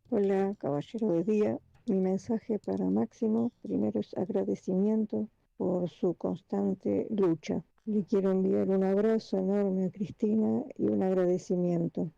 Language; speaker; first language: Spanish; native; Spanish